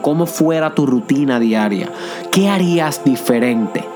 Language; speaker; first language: Spanish; native; Spanish